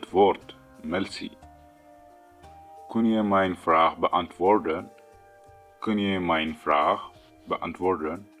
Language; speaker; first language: Dutch; non-native, fluent; Tigrinya